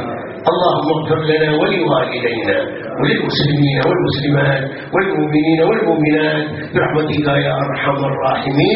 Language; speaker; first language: Arabic; native; Arabic